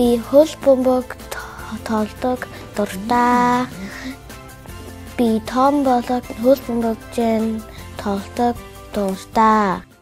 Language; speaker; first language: Mongolian; early bilingual, heritage; Mongolian